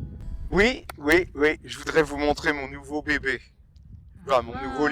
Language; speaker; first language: French; native; French